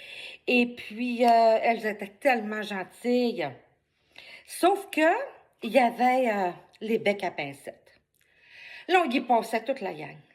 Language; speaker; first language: French; native; French